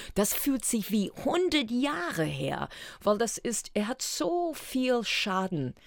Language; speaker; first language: German; non-native, fluent; English